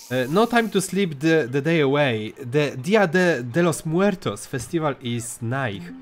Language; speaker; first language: English; non-native, fluent; Polish